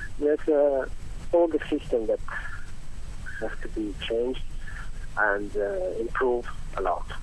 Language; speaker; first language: English; non-native, learner; Italian